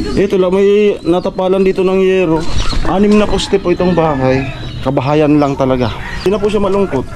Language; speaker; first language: Filipino; non-native, local second language; Bikol